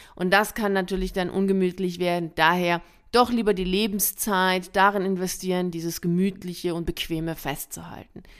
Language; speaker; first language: German; early bilingual, other home language; Persian